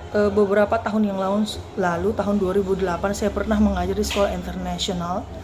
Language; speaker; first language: Indonesian; native; Indonesian